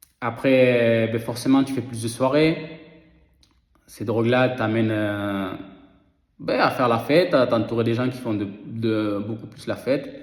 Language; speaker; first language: French; early bilingual, other home language; Spanish